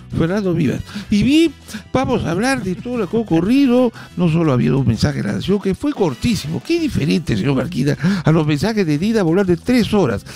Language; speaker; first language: Spanish; native; Spanish